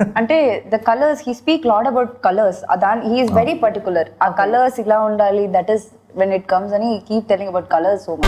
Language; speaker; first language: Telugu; non-native, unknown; Malayalam